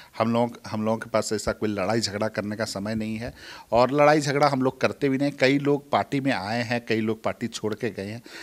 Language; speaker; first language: Hindi; native; Hindi